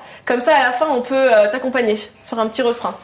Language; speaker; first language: French; native; French